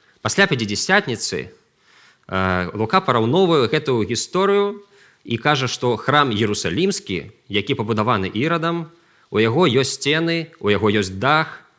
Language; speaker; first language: Belarusian; non-native, local second language; Russian